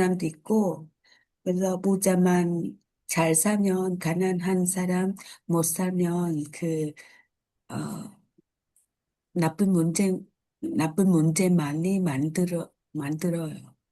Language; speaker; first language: Korean; non-native, learner; Vietnamese